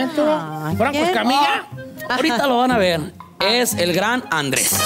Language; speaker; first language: Spanish; native; Spanish